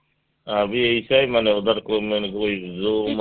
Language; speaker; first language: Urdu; non-native, local second language; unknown